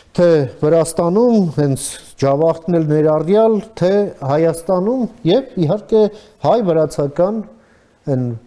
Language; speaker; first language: Armenian; native; Armenian